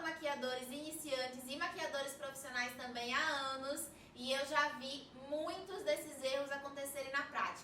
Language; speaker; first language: Portuguese; native; Portuguese